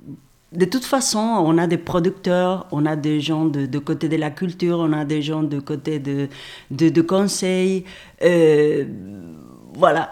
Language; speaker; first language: French; non-native, fluent; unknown